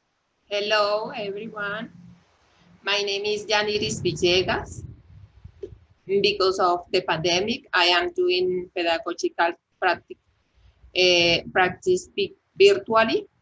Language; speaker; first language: English; non-native, learner; Spanish